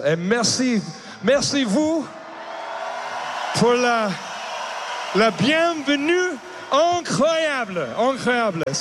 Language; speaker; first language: French; non-native, learner; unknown